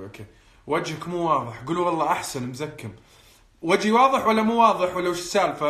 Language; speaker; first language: Arabic; native; Arabic